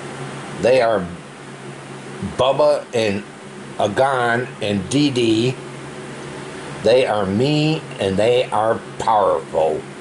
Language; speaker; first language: English; native; English